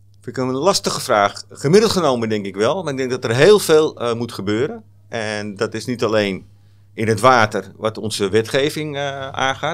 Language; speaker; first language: Dutch; native; Dutch